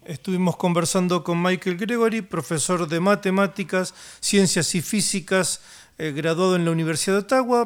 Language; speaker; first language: Spanish; native; Spanish